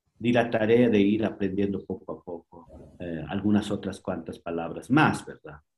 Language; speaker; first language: Spanish; non-native, local second language; Kʼicheʼ